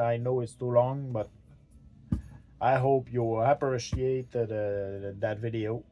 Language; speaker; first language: English; non-native, learner; French